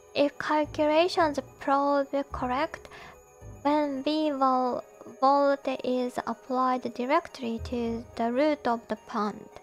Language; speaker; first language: English; non-native, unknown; Japanese